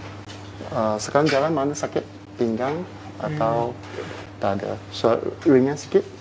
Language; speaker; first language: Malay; non-native, local second language; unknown